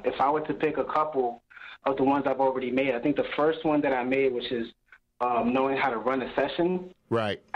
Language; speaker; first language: English; native; English